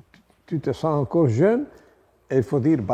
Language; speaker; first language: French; non-native, learner; Italian